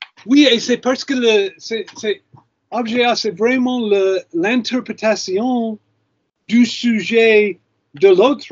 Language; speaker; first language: French; non-native, fluent; English